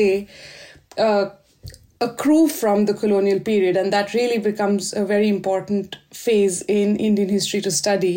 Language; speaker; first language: English; non-native, local second language; Hindi